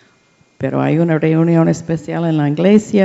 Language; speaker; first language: Spanish; non-native, learner; English